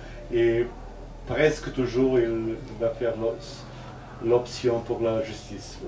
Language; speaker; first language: French; non-native, fluent; Portuguese